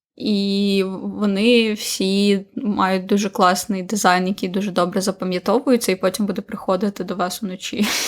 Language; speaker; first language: Ukrainian; native; Ukrainian